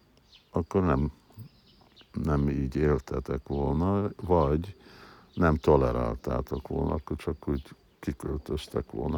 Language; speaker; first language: Hungarian; early bilingual, heritage; Hungarian